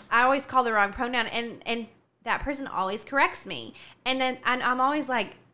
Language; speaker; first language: English; early bilingual, other home language; Spanish